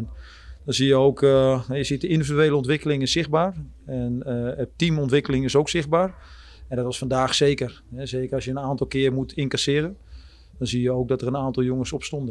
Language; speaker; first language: Dutch; native; Dutch